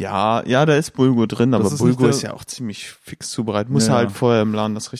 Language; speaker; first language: German; native; German